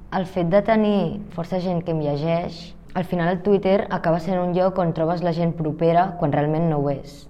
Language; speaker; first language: Catalan; early bilingual, other home language; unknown